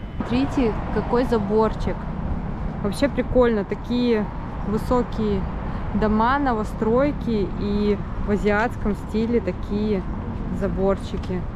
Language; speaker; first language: Russian; native; Russian